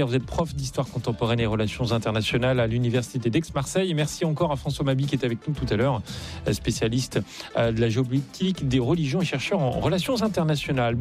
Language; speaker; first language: French; native; French